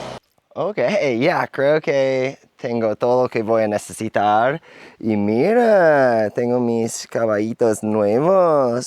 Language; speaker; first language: Spanish; non-native, learner; English